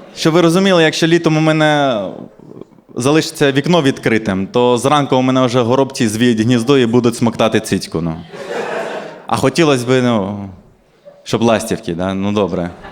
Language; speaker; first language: Ukrainian; non-native, local second language; Russian